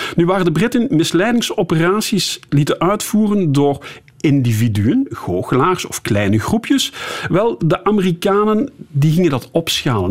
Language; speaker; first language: Dutch; native; Dutch